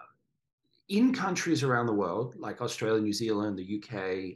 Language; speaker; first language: English; native; English